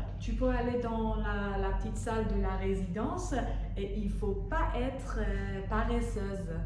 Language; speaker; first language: French; non-native, fluent; Persian